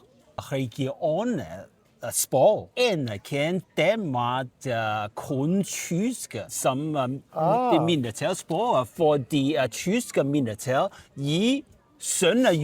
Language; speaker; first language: Danish; non-native, learner; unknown